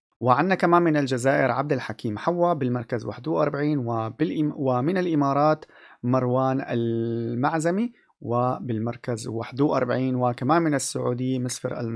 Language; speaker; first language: Arabic; native; Arabic